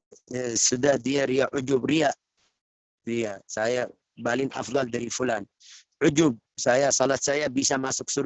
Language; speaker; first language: Indonesian; non-native, learner; Arabic